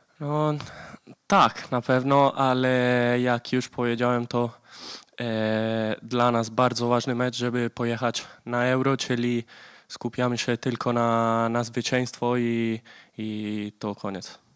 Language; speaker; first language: Polish; early bilingual, heritage; Polish